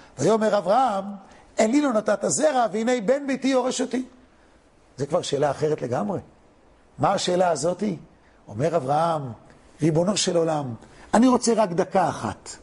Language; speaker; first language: Hebrew; native; Hebrew